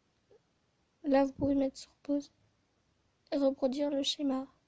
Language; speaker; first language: French; native; French